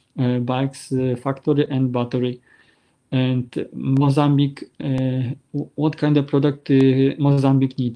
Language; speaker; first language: English; non-native, learner; Polish